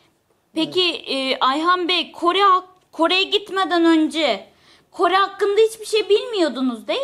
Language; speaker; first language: Turkish; native; Turkish